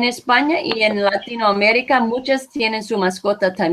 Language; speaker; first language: Spanish; non-native, fluent; English